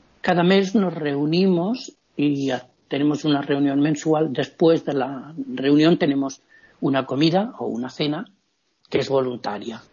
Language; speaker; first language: Spanish; native; Spanish